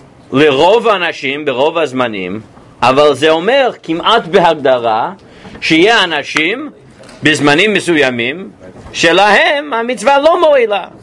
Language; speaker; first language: Hebrew; non-native, fluent; English